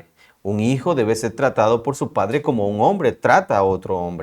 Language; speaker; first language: Spanish; native; Spanish